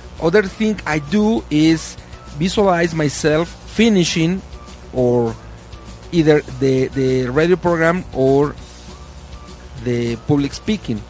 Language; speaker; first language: English; non-native, learner; Spanish